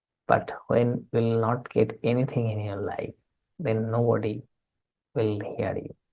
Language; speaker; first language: English; non-native, local second language; Bangla